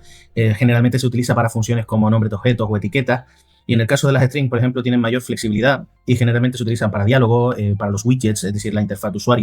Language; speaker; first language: Spanish; native; Spanish